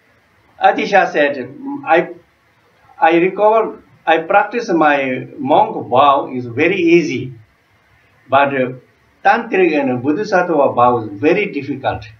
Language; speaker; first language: English; non-native, learner; Tibetan